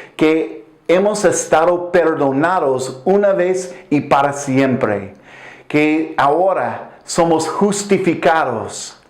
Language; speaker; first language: Spanish; non-native, fluent; English